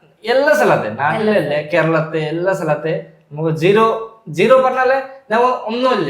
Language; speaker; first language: Malayalam; non-native, local second language; Bangla